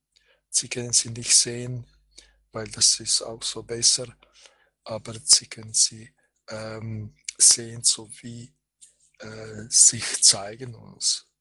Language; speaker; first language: German; non-native, fluent; Croatian